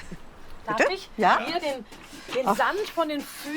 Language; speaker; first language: German; native; German